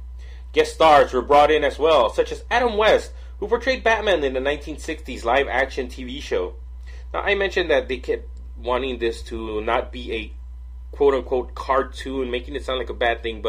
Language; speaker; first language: English; native; English